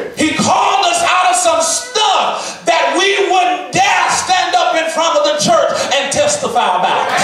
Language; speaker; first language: English; native; English